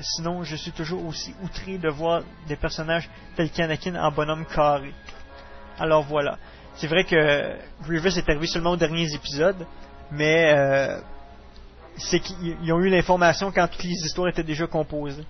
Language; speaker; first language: French; native; French